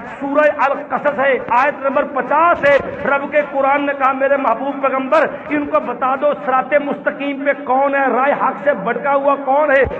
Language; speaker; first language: Urdu; non-native, local second language; Punjabi